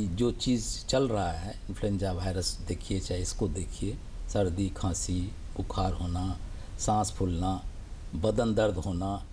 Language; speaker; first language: Hindi; native; Hindi